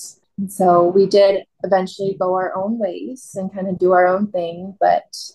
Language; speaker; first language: English; native; English